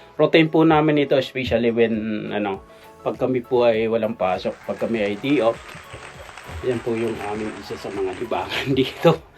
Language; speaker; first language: Filipino; non-native, local second language; Bikol